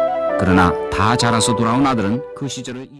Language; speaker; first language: Korean; native; Korean